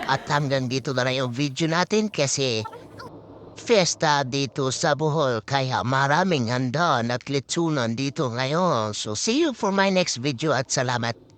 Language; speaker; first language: Filipino; native; Filipino